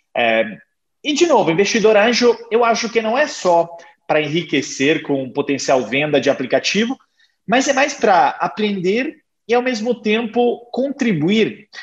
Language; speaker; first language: Portuguese; non-native, fluent; Italian